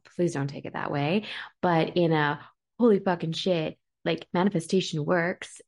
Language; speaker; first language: English; early bilingual, other home language; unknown